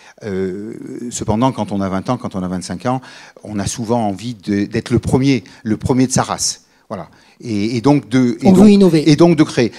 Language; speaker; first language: French; native; French